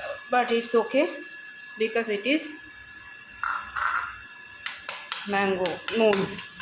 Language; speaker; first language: English; non-native, local second language; Bangla